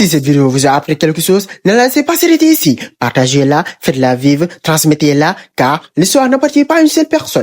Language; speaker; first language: French; non-native, local second language; Wolof